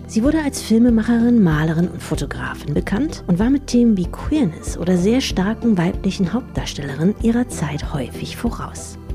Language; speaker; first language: German; native; German